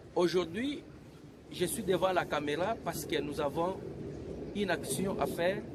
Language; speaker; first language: French; non-native, local second language; Lingala